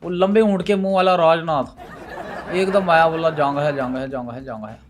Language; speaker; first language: Urdu; non-native, local second language; Punjabi